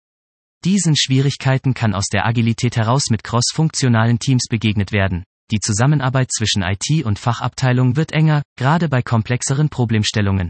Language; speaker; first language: German; native; German